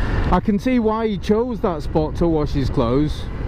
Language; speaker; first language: English; native; English